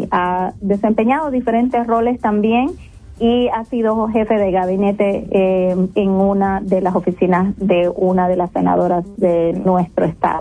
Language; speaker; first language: Spanish; native; Spanish